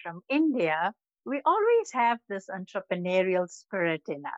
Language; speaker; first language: English; native; English